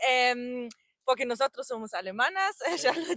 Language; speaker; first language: Spanish; non-native, learner; German